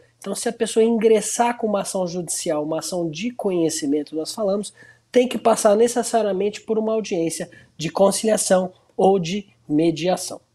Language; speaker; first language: Portuguese; native; Portuguese